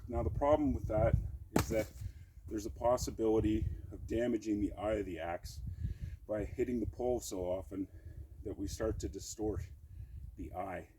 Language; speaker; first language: English; native; English